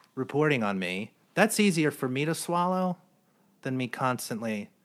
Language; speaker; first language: English; native; English